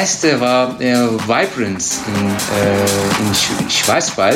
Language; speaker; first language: German; non-native, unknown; Turkish